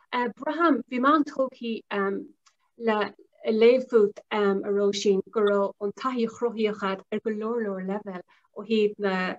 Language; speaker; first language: Irish; native; Irish